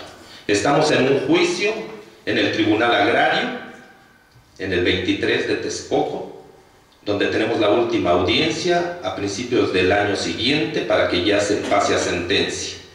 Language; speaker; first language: Spanish; native; Spanish